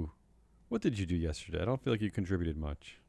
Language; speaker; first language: English; native; English